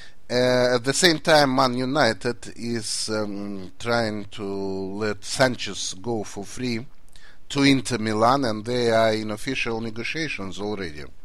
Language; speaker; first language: English; non-native, fluent; Russian